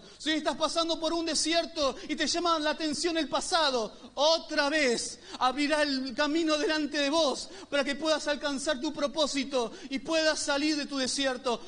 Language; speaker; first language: Spanish; native; Spanish